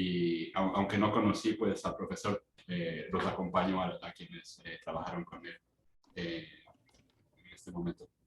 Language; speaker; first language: Spanish; native; Spanish